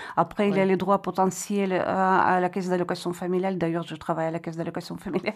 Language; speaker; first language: French; non-native, fluent; Ukrainian